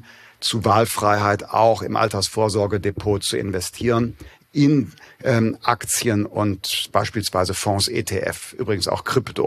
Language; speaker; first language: German; native; German